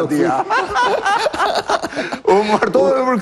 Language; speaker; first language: Albanian; native; Albanian